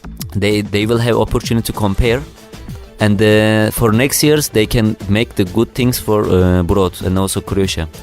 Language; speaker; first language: English; non-native, learner; Turkish